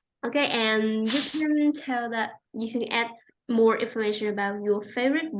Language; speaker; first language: English; non-native, fluent; Vietnamese